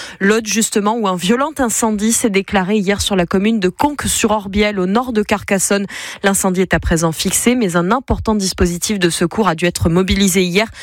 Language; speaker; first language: French; native; French